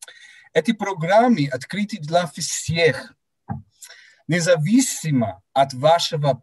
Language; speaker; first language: Russian; non-native, fluent; English